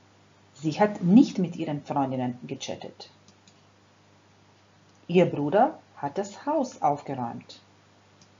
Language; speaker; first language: German; non-native, fluent; Croatian